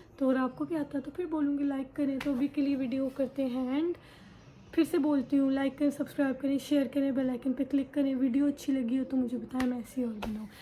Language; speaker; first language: Hindi; early bilingual, heritage; Urdu